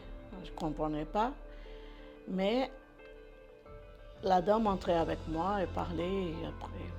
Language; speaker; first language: French; non-native, learner; Portuguese